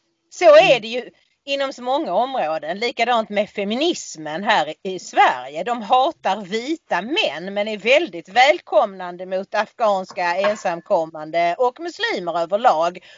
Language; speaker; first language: Swedish; native; Swedish